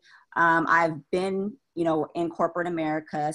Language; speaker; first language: English; native; English